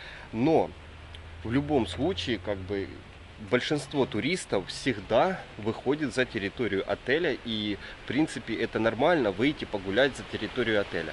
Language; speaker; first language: Russian; native; Russian